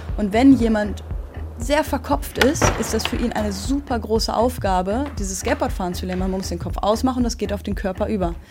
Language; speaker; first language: German; native; German